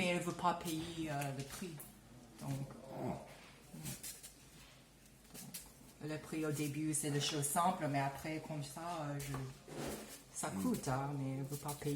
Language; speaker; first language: French; non-native, learner; English